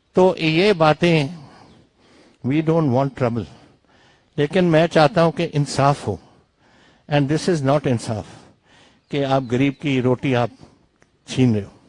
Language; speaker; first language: Hindi; non-native, local second language; Punjabi